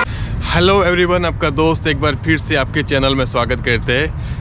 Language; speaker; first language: Hindi; native; Hindi